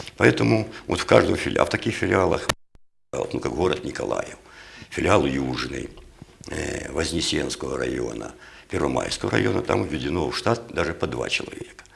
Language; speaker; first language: Russian; native; Russian